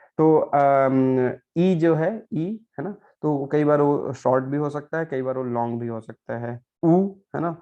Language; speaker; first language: Hindi; native; Hindi